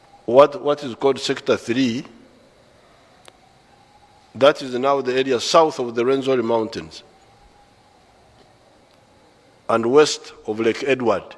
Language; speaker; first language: English; non-native, local second language; Nyankole